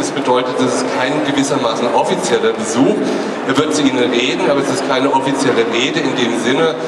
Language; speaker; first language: German; native; German